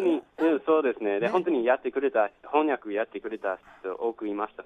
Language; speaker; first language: Japanese; non-native, fluent; English